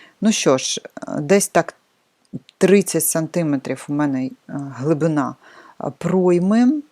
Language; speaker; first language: Ukrainian; non-native, local second language; Russian